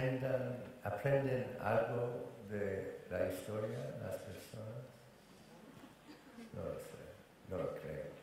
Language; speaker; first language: Spanish; non-native, fluent; English